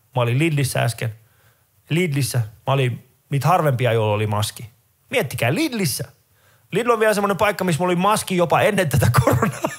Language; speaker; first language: Finnish; early bilingual, other home language; Persian